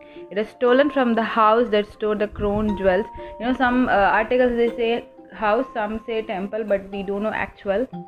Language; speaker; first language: English; non-native, local second language; Tamil